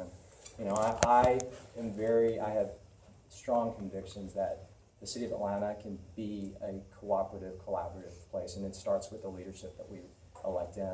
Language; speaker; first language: English; native; English